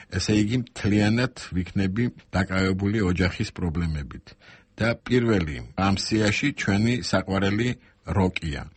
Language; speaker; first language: Georgian; non-native, local second language; Armenian